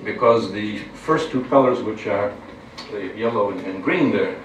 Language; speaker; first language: English; non-native, fluent; Lithuanian